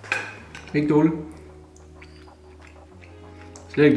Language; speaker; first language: Danish; early bilingual, other home language; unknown